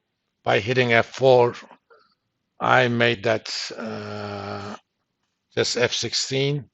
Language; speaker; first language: English; native; English